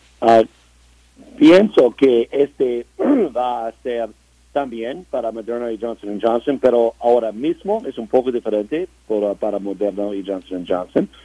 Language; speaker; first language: Spanish; non-native, learner; English